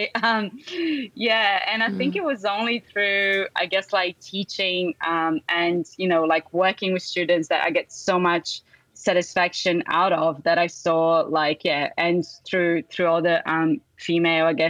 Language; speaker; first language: English; non-native, fluent; Portuguese